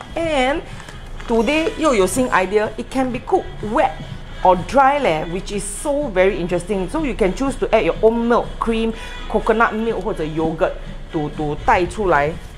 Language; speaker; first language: English; non-native, local second language; Chinese